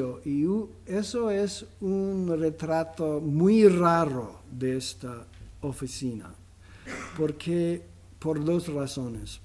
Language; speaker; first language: Spanish; non-native, fluent; English